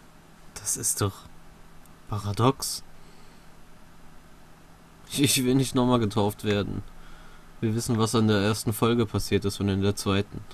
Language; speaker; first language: German; native; German